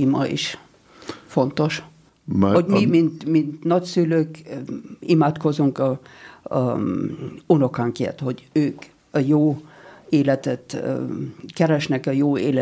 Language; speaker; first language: Hungarian; non-native, fluent; German